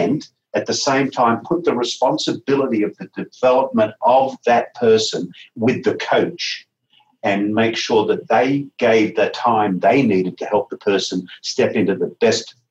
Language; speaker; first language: English; native; English